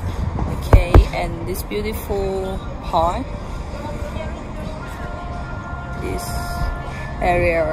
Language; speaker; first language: English; non-native, learner; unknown